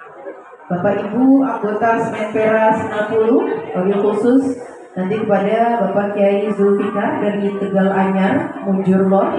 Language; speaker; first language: Indonesian; native; Indonesian